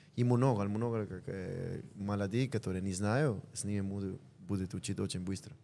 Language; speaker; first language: Russian; non-native, learner; Spanish